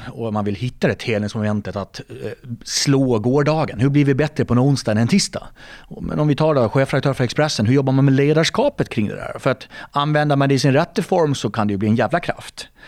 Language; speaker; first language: Swedish; native; Swedish